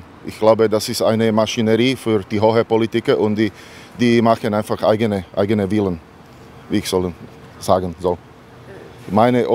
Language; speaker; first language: German; non-native, learner; Slovak